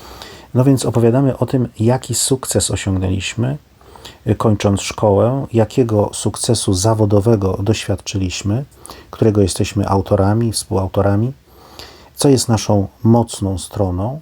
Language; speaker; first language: Polish; native; Polish